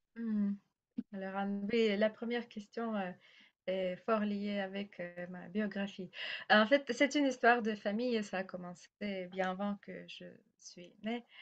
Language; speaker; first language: French; non-native, fluent; Russian